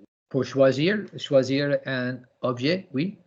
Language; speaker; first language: French; non-native, learner; English